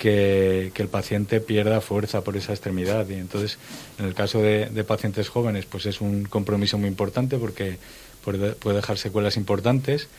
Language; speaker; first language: Spanish; native; Spanish